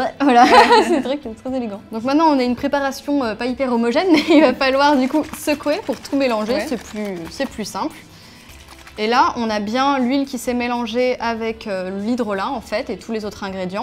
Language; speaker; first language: French; native; French